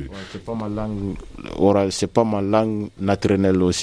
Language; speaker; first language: French; non-native, learner; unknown